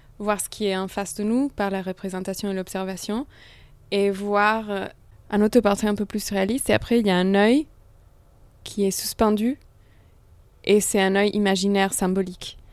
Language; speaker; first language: French; non-native, fluent; Italian